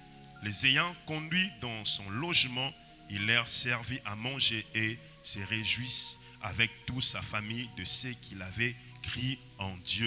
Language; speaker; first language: French; non-native, local second language; Lingala